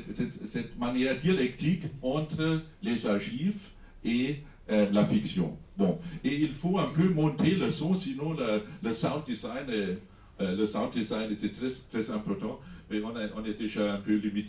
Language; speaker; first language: French; non-native, fluent; German